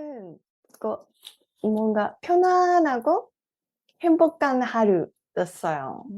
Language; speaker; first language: Korean; non-native, fluent; Japanese